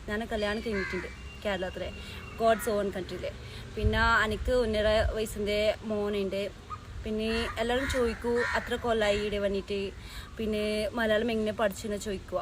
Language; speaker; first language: Malayalam; non-native, local second language; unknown